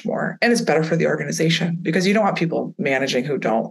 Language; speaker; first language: English; native; English